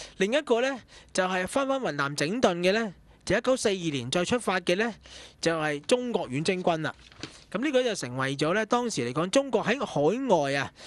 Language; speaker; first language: Cantonese; native; Cantonese